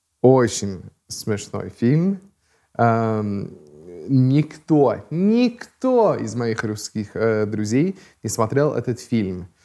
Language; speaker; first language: Russian; non-native, fluent; English